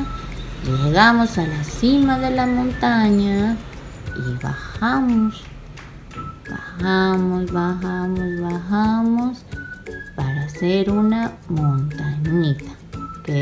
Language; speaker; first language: Spanish; native; Spanish